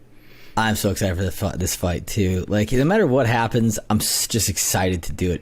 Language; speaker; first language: English; native; English